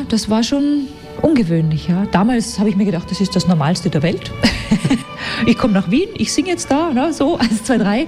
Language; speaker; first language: German; native; German